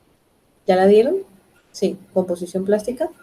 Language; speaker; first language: Spanish; native; Spanish